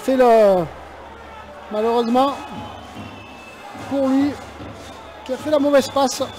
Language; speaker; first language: French; native; French